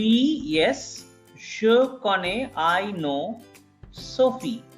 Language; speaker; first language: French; non-native, fluent; Bangla